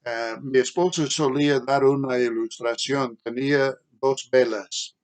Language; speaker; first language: Spanish; non-native, fluent; English